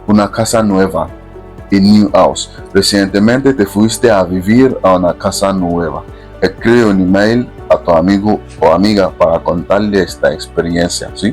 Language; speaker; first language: Spanish; non-native, fluent; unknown